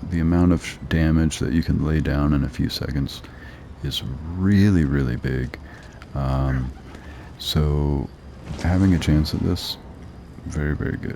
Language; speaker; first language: English; native; English